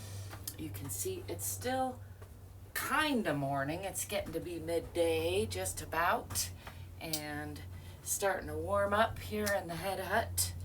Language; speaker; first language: English; native; English